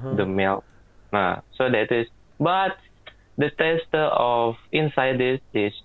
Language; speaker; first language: English; non-native, learner; Indonesian